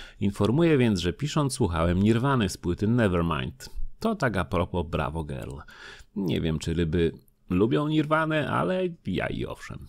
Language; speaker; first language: Polish; native; Polish